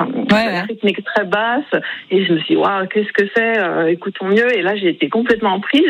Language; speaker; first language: French; native; French